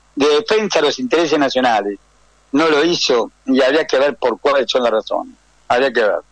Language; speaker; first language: Spanish; native; Spanish